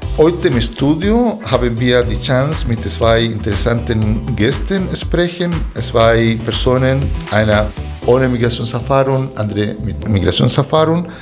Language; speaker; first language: German; non-native, fluent; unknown